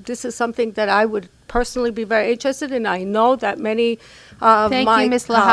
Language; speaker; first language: English; non-native, fluent; Hebrew